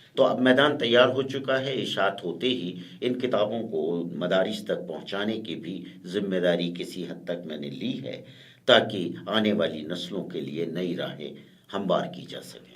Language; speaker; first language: Urdu; native; Urdu